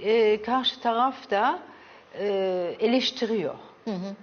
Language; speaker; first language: Turkish; early bilingual, heritage; Turkish